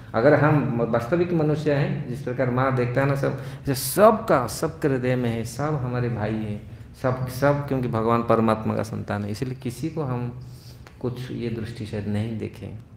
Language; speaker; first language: Hindi; non-native, local second language; Odia